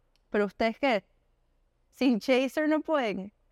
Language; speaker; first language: Spanish; native; Spanish